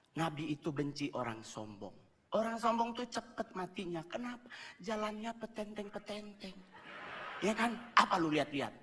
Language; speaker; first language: Indonesian; native; Indonesian